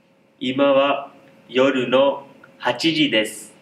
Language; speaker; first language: Japanese; non-native, learner; Hindi